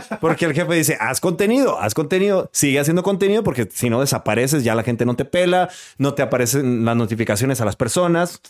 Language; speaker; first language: Spanish; native; Spanish